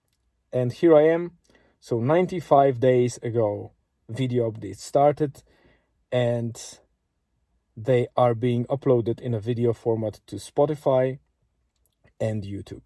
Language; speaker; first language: English; non-native, fluent; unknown